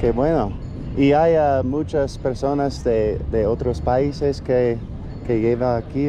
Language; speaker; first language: Spanish; non-native, learner; English